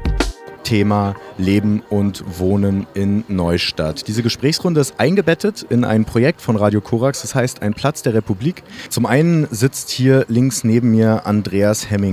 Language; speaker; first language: German; native; German